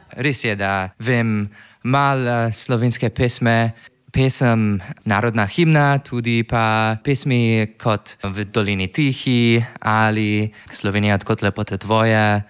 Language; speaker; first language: Slovenian; non-native, learner; English